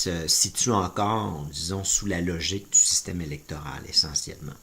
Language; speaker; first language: French; native; French